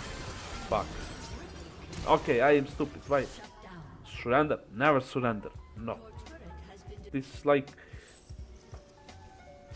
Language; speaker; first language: English; non-native, learner; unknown